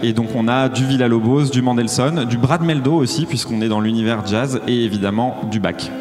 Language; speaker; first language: French; native; French